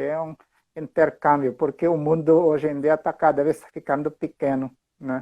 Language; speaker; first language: Portuguese; non-native, fluent; Filipino